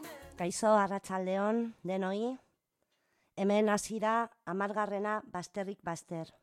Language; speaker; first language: Basque; non-native, local second language; Spanish